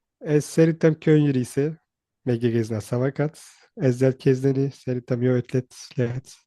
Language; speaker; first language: Hungarian; non-native, learner; Turkish